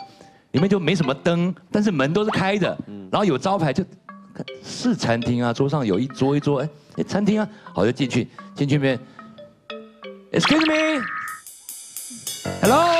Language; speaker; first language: Chinese; native; Chinese